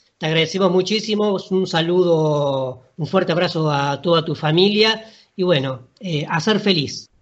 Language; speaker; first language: Spanish; native; Spanish